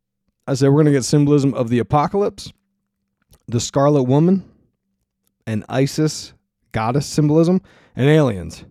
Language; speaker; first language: English; native; English